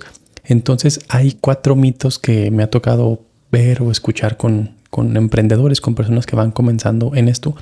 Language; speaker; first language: Spanish; native; Spanish